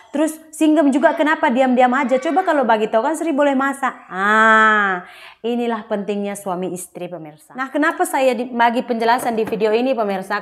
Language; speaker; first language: Malay; native; Malay